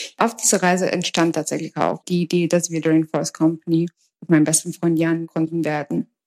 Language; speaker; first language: German; early bilingual, other home language; Albanian